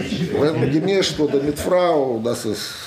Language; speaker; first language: German; non-native, learner; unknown